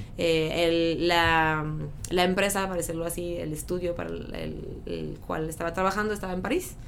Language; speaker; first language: Spanish; non-native, fluent; French